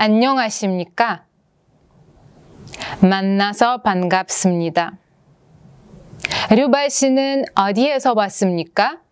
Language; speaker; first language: Korean; non-native, fluent; Russian